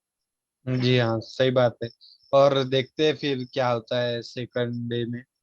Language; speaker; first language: Hindi; native; Hindi